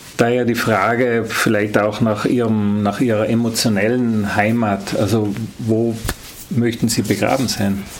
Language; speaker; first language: German; native; German